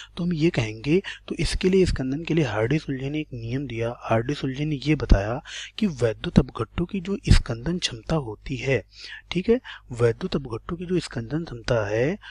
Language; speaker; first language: Hindi; native; Hindi